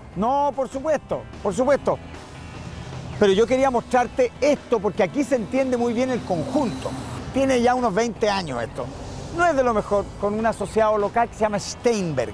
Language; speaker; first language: Spanish; native; Spanish